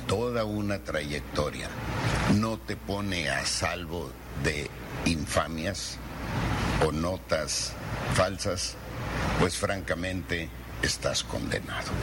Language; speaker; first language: Spanish; native; Spanish